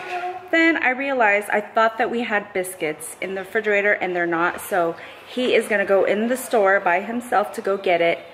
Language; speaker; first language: English; native; English